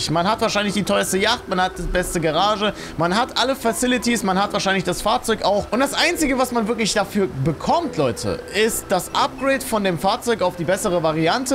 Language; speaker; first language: German; native; German